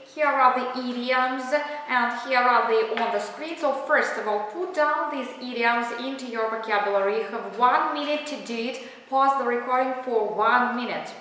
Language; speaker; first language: English; non-native, fluent; Russian